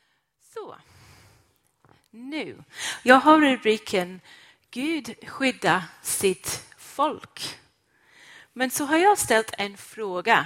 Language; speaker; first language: Swedish; non-native, fluent; English